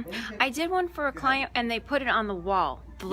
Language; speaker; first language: English; native; English